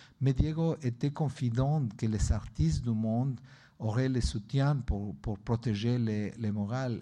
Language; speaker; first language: French; non-native, learner; Spanish